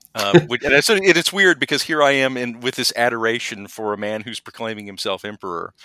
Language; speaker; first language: English; native; English